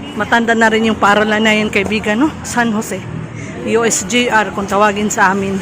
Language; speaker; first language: Filipino; non-native, local second language; Cebuano